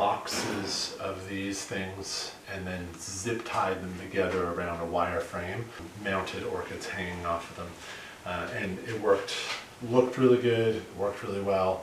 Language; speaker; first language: English; native; English